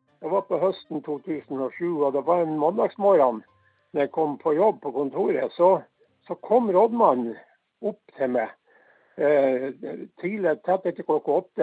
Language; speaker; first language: Norwegian; native; Norwegian